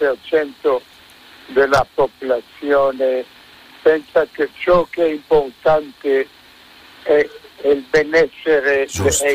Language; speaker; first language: Italian; non-native, fluent; Hebrew